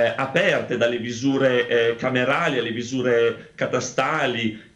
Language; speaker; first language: Italian; native; Italian